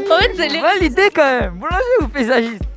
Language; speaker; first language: French; native; French